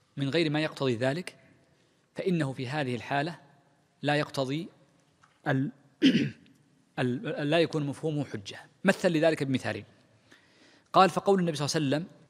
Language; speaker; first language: Arabic; native; Arabic